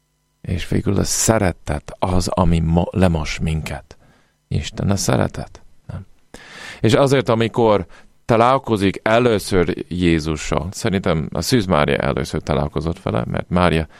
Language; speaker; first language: Hungarian; non-native, fluent; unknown